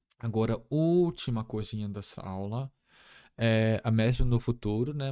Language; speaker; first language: Portuguese; non-native, fluent; Dutch